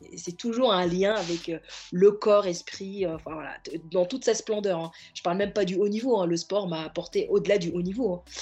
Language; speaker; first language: French; early bilingual, other home language; Arabic